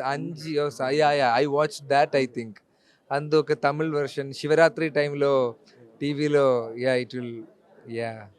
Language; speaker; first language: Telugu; non-native, learner; Malayalam